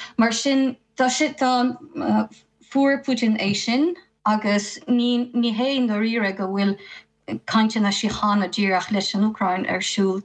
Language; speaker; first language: Irish; non-native, fluent; Ukrainian